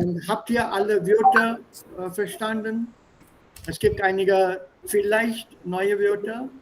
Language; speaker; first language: German; non-native, fluent; Hindi